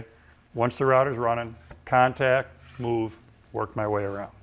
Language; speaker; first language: English; native; English